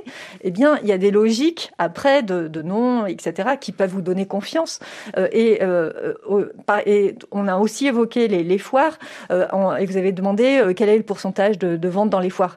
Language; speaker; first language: French; native; French